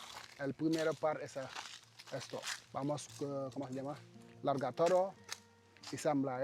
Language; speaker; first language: Spanish; non-native, learner; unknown